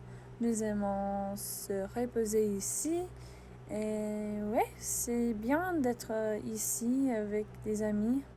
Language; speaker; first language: French; non-native, learner; English